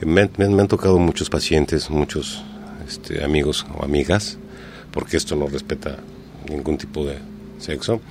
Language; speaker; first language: Spanish; native; Spanish